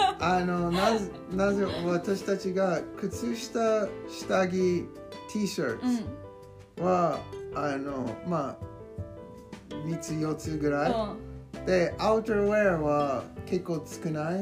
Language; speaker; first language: Japanese; non-native, learner; English